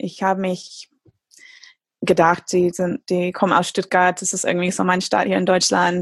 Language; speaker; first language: German; non-native, fluent; English